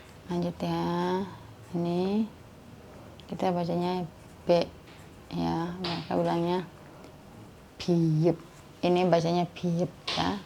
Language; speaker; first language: Indonesian; native; Indonesian